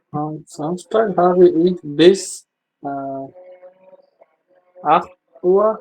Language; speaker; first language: German; non-native, learner; Urdu